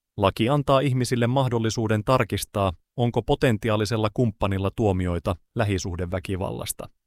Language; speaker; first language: Finnish; native; Finnish